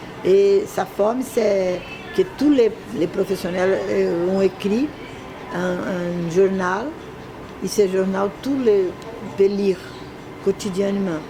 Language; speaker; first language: French; non-native, fluent; Portuguese